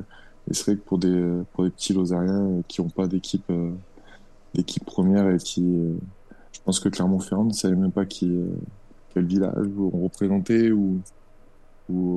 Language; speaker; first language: French; native; French